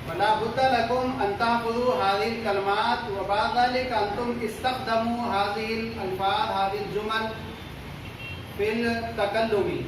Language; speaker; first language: Arabic; non-native, fluent; Urdu